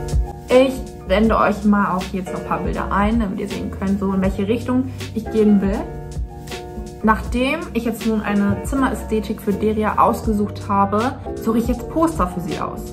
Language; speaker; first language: German; native; German